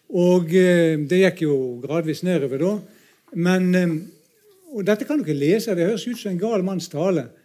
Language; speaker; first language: Norwegian; native; Norwegian